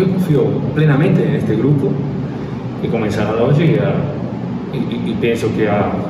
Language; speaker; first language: Portuguese; non-native, learner; Spanish